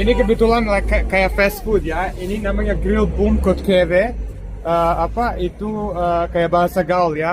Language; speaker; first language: Indonesian; non-native, fluent; Serbian